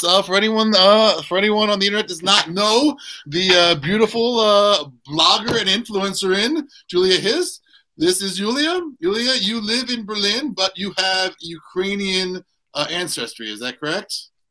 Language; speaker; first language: English; native; English